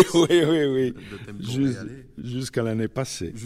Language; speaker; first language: French; non-native, fluent; Italian